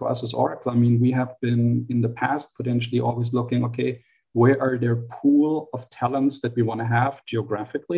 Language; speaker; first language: English; non-native, fluent; German